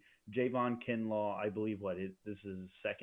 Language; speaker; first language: English; native; English